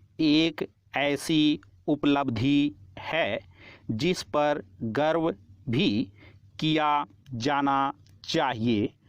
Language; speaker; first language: Hindi; native; Hindi